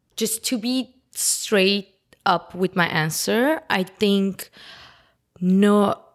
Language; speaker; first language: English; early bilingual, other home language; Armenian